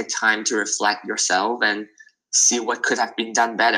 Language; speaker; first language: English; non-native, local second language; Cantonese